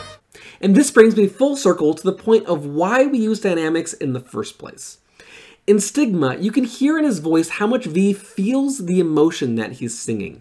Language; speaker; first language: English; native; English